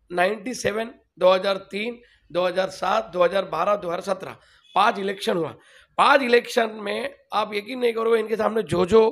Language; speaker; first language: Hindi; non-native, local second language; Telugu